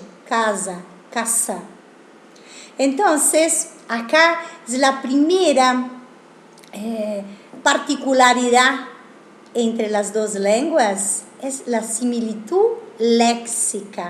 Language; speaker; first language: Spanish; non-native, fluent; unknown